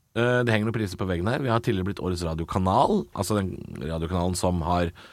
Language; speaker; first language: Norwegian; native; Norwegian